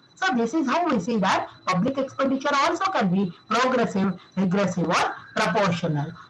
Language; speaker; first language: English; non-native, local second language; Kannada